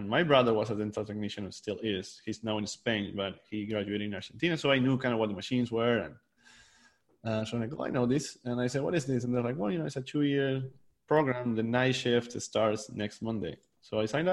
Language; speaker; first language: English; non-native, fluent; Spanish